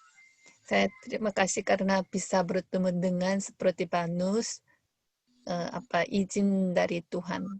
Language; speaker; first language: Indonesian; non-native, fluent; Korean